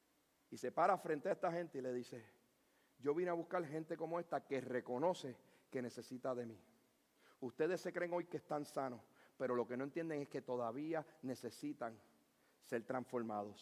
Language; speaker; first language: Spanish; native; Spanish